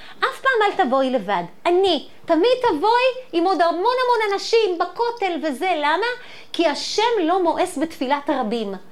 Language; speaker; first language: Hebrew; native; Hebrew